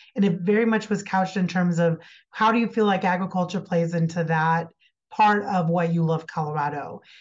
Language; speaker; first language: English; native; English